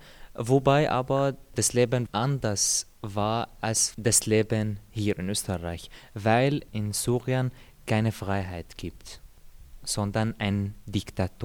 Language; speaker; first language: German; non-native, fluent; Arabic